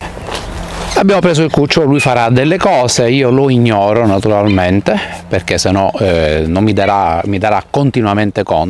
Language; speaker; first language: Italian; native; Italian